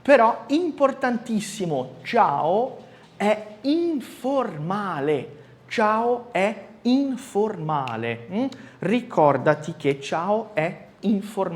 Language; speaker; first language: Italian; non-native, fluent; Portuguese